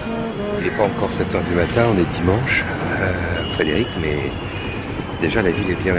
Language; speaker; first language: French; native; French